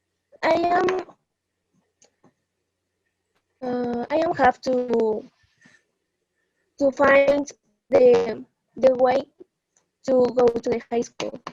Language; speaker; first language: English; non-native, learner; Spanish